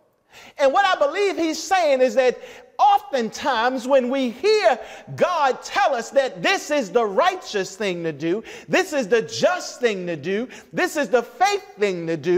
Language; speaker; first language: English; native; English